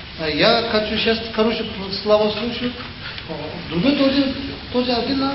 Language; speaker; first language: Russian; non-native, learner; Tibetan